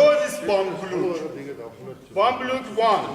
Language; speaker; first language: English; non-native, learner; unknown